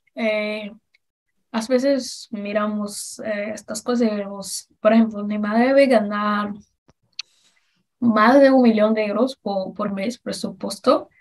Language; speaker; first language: Spanish; non-native, learner; Portuguese